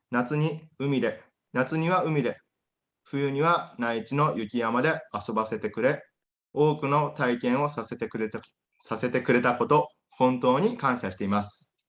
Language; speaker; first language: Japanese; native; Japanese